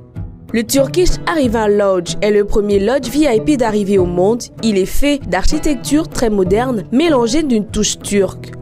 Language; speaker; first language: French; native; French